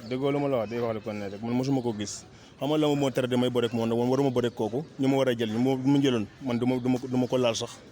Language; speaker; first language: Wolof; native; Wolof